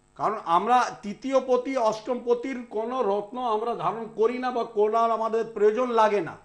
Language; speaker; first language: Bangla; non-native, local second language; Punjabi